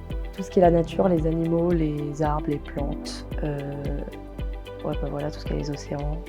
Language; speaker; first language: French; native; French